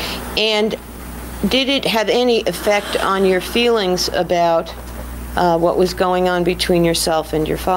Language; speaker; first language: English; native; English